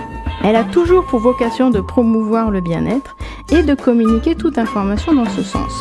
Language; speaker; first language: French; native; French